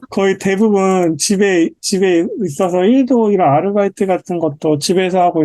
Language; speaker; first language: Korean; native; Korean